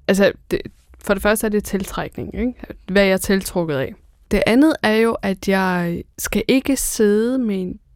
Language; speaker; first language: Danish; early bilingual, other home language; Persian